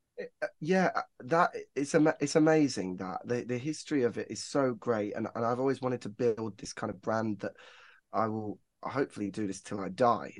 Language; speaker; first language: English; native; English